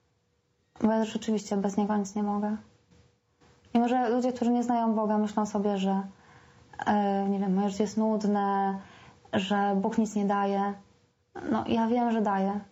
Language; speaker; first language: Polish; native; Polish